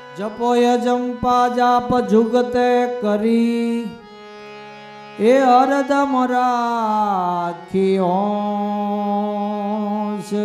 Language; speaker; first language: Gujarati; native; Gujarati